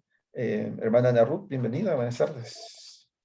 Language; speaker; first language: Spanish; native; Spanish